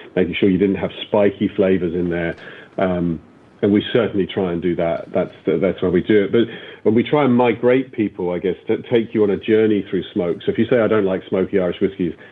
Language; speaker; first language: English; native; English